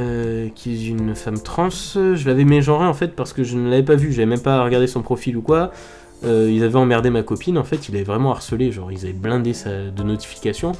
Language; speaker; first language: French; native; French